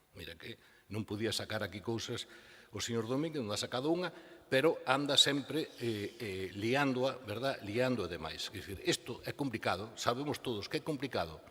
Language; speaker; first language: Galician; native; Galician